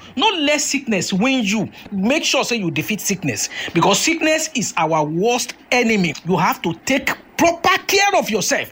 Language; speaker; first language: Nigerian Pidgin; native; Nigerian Pidgin